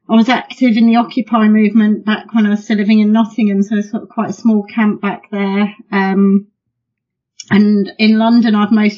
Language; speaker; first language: English; native; English